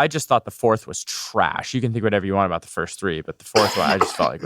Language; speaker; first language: English; native; English